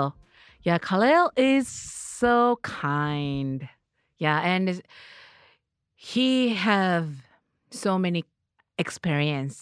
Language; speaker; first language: English; non-native, learner; Japanese